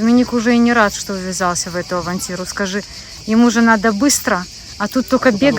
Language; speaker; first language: Russian; native; Russian